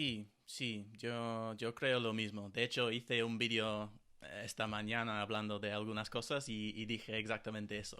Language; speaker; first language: Spanish; non-native, fluent; English